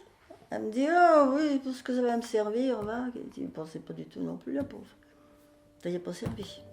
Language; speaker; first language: French; native; French